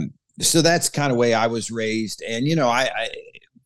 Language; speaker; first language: English; native; English